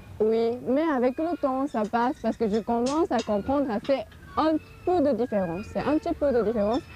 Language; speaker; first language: French; non-native, learner; Japanese